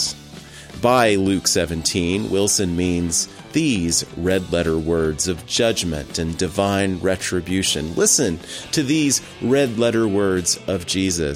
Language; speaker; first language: English; native; English